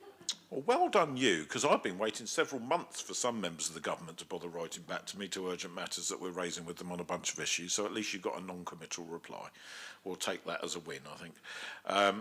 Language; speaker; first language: English; native; English